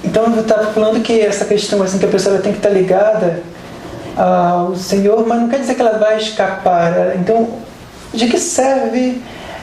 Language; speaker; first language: Portuguese; native; Portuguese